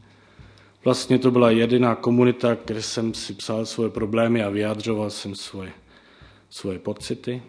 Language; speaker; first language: Czech; non-native, fluent; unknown